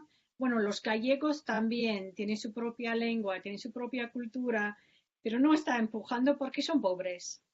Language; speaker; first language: Spanish; non-native, fluent; English